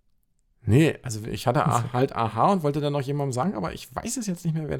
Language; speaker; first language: German; native; German